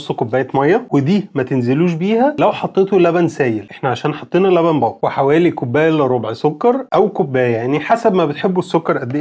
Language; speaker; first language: Arabic; native; Arabic